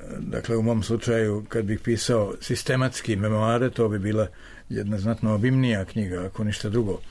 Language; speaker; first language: Serbian; native; Serbian